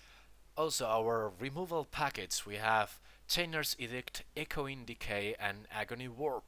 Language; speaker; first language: English; non-native, fluent; Spanish